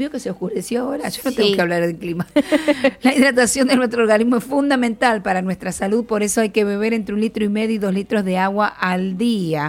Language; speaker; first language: Spanish; native; Spanish